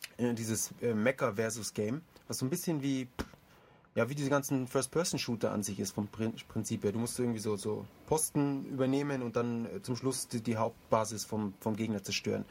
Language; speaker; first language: German; early bilingual, other home language; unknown